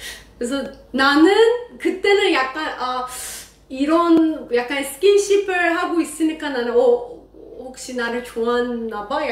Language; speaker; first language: Korean; non-native, learner; Persian